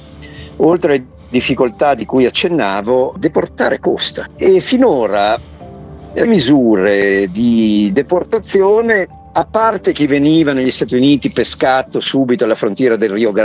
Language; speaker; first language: Italian; native; Italian